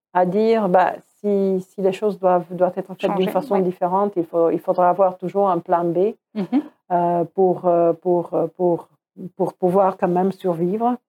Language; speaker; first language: French; non-native, fluent; Croatian